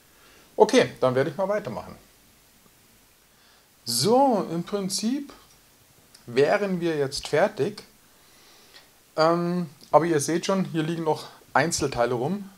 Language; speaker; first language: German; native; German